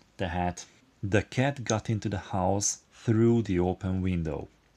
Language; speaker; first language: English; non-native, fluent; Hungarian